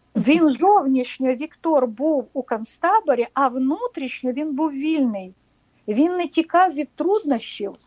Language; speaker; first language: Ukrainian; non-native, local second language; Russian